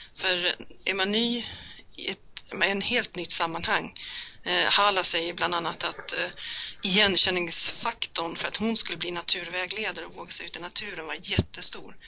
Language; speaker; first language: Swedish; native; Swedish